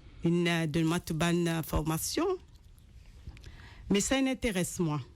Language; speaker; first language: French; non-native, local second language; Morisyen